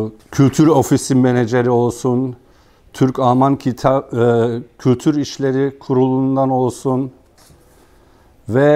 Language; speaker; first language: Turkish; non-native, fluent; German